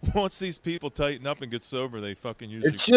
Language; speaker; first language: English; native; English